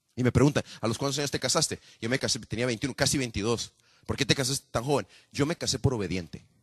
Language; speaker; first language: Spanish; native; Spanish